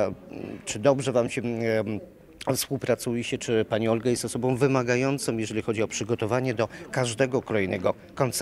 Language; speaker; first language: Polish; native; Polish